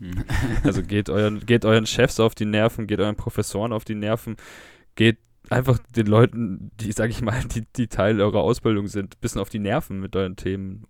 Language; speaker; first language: German; native; German